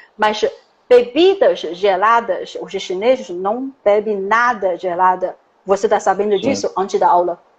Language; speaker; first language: Portuguese; non-native, learner; Chinese